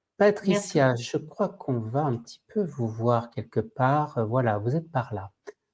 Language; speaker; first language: French; native; French